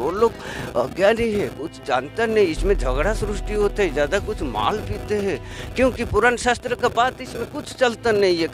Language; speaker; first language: Hindi; non-native, local second language; Odia